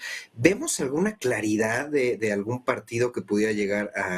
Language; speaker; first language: Spanish; native; Spanish